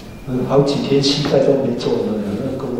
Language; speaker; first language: Chinese; native; Chinese